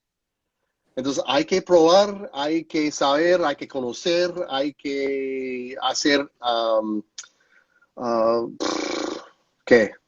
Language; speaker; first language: Spanish; non-native, fluent; English